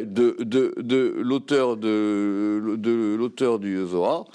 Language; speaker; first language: French; native; French